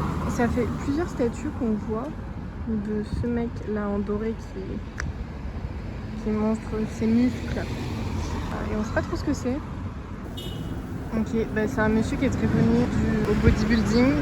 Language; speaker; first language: French; native; French